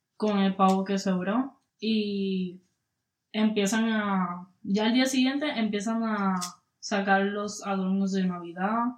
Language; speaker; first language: Spanish; native; Spanish